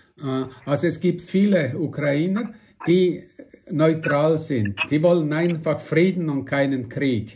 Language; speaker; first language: German; non-native, fluent; Russian